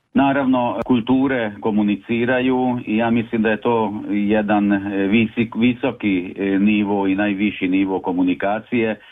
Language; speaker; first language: Serbian; early bilingual, heritage; Serbian